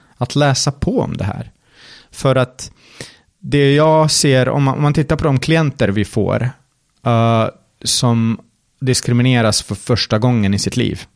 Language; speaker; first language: Swedish; early bilingual, other home language; Serbian